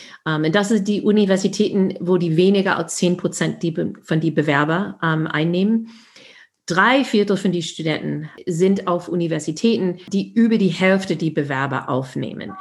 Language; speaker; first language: German; non-native, fluent; English